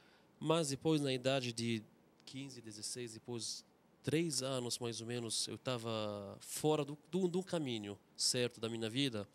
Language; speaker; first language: Portuguese; non-native, fluent; Arabic